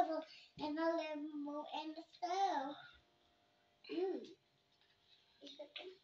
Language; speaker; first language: English; non-native, learner; Indonesian